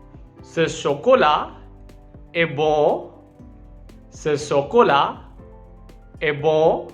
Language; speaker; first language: French; non-native, fluent; Hindi